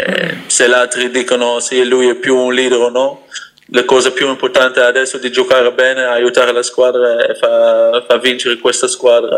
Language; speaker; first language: Italian; non-native, fluent; Dutch